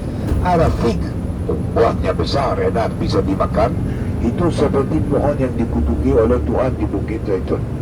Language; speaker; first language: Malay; non-native, fluent; Hebrew